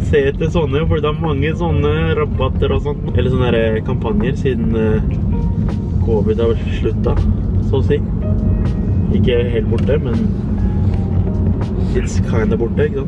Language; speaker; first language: Norwegian; early bilingual, other home language; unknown